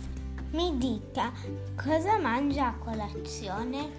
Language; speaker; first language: Italian; early bilingual, heritage; Italian